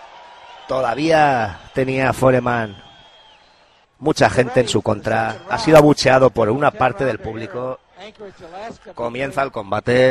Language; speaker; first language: Spanish; native; Spanish